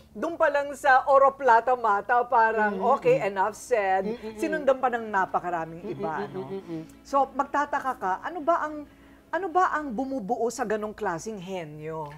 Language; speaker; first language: Filipino; native; Filipino